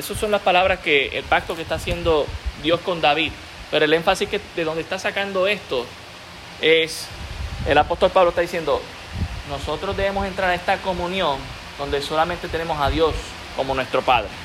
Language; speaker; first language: Spanish; native; Spanish